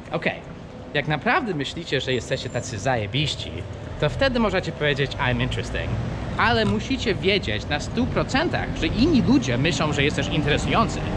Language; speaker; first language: Polish; non-native, fluent; English